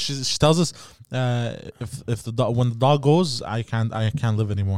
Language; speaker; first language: English; early bilingual, other home language; Greek